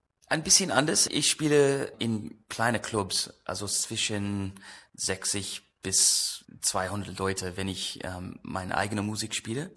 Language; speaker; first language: German; non-native, learner; English